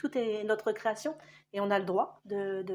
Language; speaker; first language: French; native; French